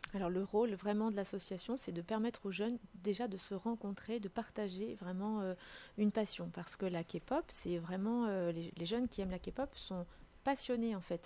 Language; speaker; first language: French; native; French